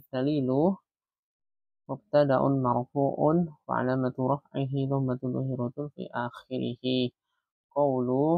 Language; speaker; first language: Arabic; non-native, learner; Indonesian